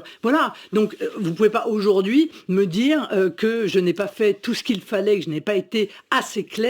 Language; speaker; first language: French; native; French